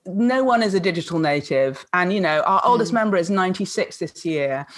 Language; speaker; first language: English; native; English